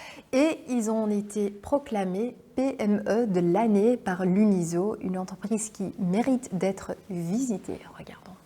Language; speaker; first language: French; non-native, local second language; Dutch